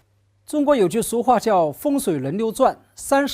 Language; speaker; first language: Chinese; native; Chinese